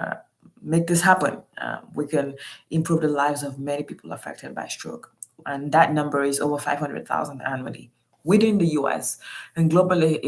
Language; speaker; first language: English; non-native, local second language; Yoruba